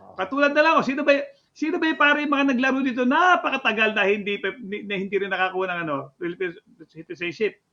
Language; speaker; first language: Filipino; native; Filipino